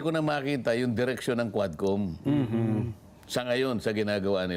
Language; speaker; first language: Filipino; native; Filipino